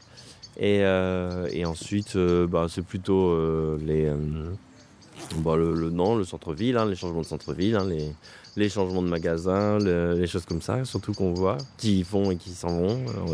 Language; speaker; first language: French; native; French